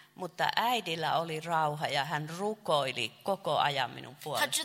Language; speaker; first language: Finnish; non-native, fluent; Chinese